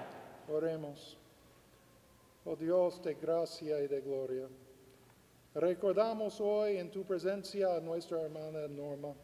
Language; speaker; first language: Spanish; non-native, fluent; English